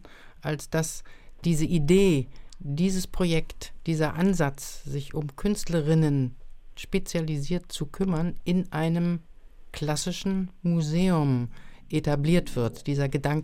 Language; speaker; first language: German; native; German